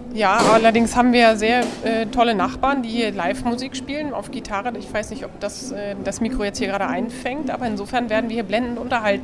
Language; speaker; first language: German; native; German